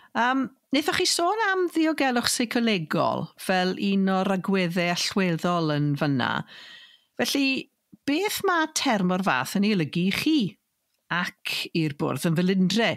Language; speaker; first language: Welsh; native; Welsh